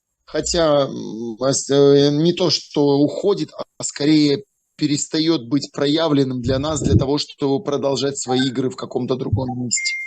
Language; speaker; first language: Russian; native; Russian